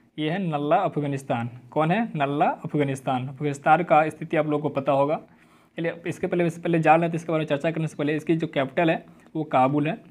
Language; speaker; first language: Hindi; native; Hindi